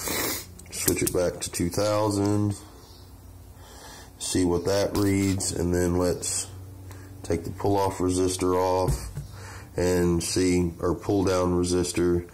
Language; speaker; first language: English; native; English